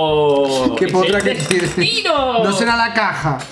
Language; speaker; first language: Spanish; native; Spanish